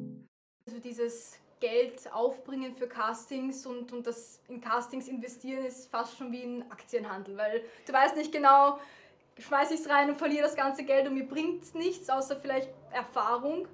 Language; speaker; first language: German; native; German